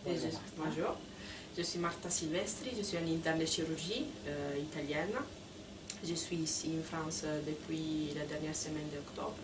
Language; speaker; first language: French; non-native, fluent; Italian